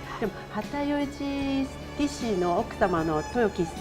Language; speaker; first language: Japanese; non-native, fluent; Chinese